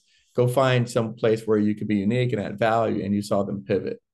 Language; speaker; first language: English; native; English